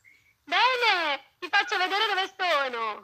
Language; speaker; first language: Italian; native; Italian